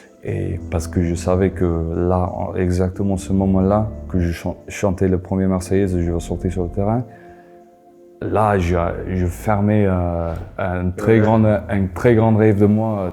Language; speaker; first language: French; non-native, fluent; Afrikaans